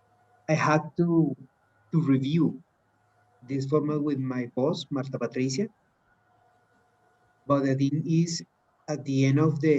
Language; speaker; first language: English; non-native, learner; Spanish